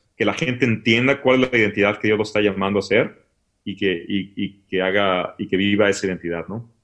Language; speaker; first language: Spanish; native; Spanish